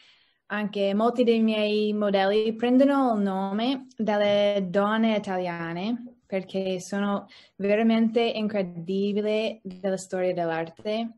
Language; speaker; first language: Italian; non-native, learner; English